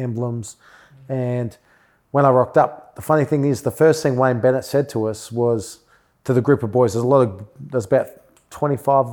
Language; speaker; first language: English; native; English